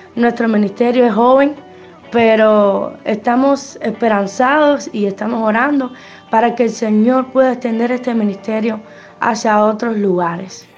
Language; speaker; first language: Spanish; native; Spanish